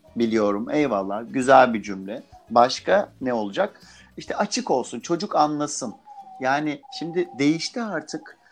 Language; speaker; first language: Turkish; native; Turkish